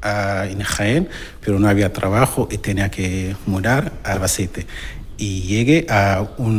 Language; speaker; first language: Spanish; non-native, learner; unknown